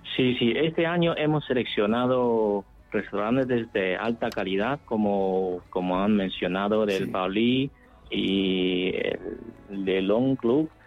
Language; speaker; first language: Spanish; non-native, fluent; Chinese